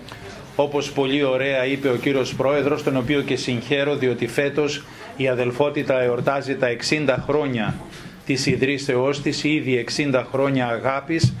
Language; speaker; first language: Greek; native; Greek